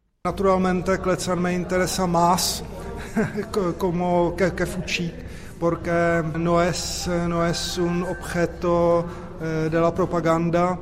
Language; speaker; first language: Spanish; non-native, fluent; Czech